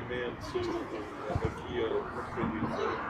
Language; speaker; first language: Portuguese; native; Portuguese